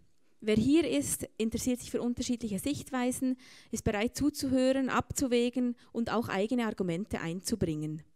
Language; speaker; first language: German; native; German